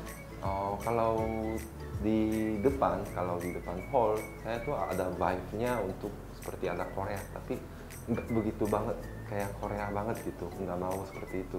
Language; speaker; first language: Indonesian; non-native, fluent; Korean